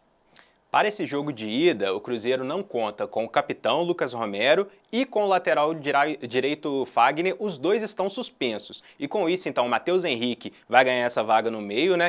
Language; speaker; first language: Portuguese; native; Portuguese